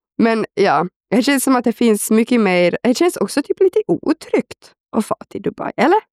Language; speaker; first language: Swedish; native; Swedish